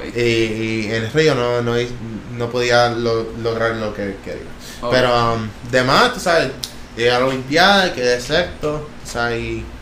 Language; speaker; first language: Spanish; early bilingual, heritage; Spanish